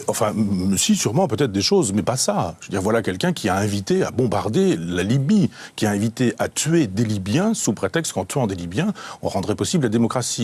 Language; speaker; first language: French; native; French